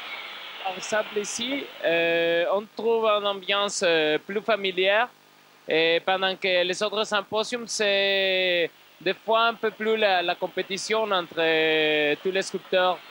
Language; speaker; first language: French; non-native, fluent; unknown